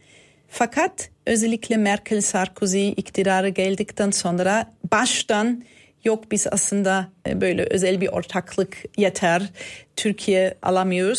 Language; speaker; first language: Turkish; non-native, fluent; German